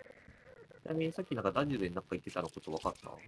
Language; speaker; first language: Japanese; native; Japanese